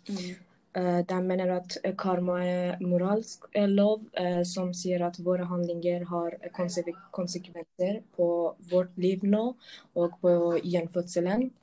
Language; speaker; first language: Norwegian; non-native, local second language; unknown